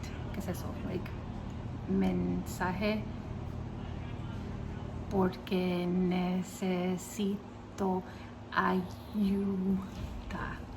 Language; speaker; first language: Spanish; early bilingual, heritage; Spanish